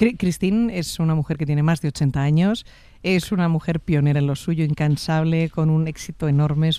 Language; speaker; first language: Spanish; native; Spanish